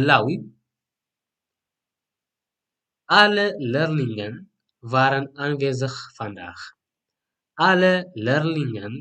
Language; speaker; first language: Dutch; non-native, fluent; Tigrinya